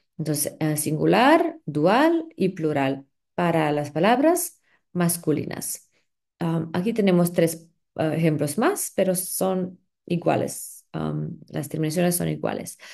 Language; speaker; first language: Spanish; non-native, fluent; Slovenian